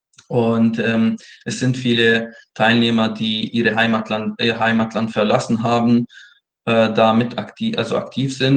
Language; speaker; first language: German; non-native, fluent; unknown